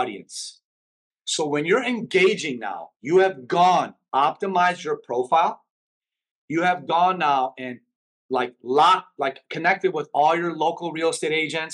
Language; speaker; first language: English; early bilingual, other home language; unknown